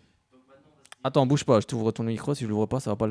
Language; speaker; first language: French; native; French